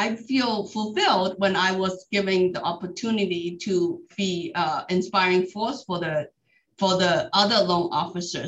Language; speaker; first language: English; non-native, local second language; Cantonese